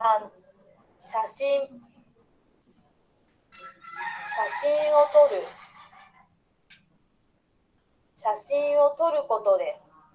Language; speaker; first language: Japanese; non-native, learner; Indonesian